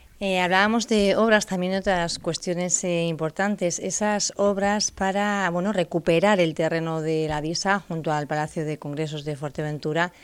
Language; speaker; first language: Spanish; native; Spanish